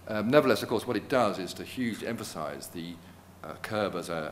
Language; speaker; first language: English; native; English